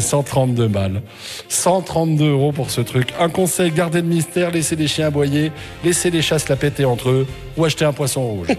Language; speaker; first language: French; native; French